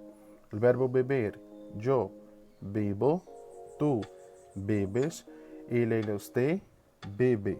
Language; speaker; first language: Spanish; non-native, fluent; Portuguese